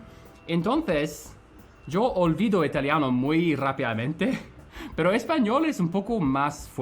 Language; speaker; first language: Spanish; non-native, fluent; English